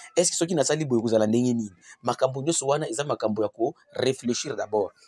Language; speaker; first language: Lingala; non-native, local second language; Swahili